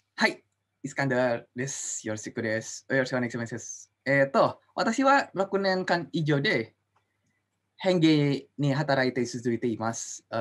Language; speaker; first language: Japanese; non-native, learner; Indonesian